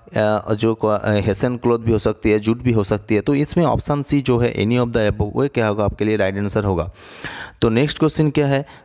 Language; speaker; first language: Hindi; native; Hindi